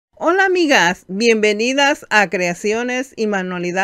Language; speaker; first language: Spanish; native; Spanish